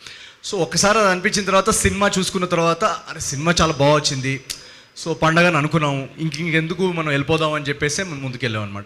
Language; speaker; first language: Telugu; native; Telugu